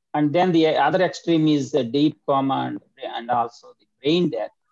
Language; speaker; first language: English; non-native, local second language; Telugu